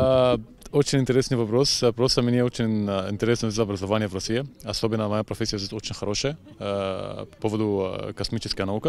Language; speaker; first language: Russian; non-native, fluent; Arabic